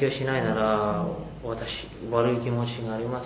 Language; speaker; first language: Japanese; non-native, learner; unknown